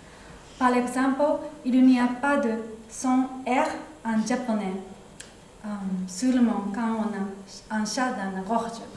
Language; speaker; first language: French; non-native, learner; Japanese